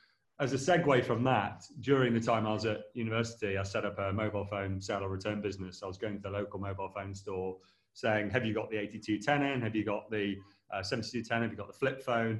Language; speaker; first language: English; native; English